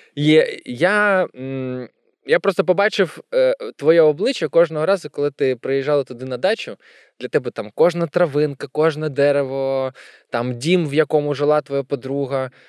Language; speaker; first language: Ukrainian; non-native, local second language; Russian